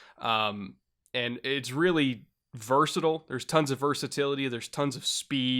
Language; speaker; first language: English; native; English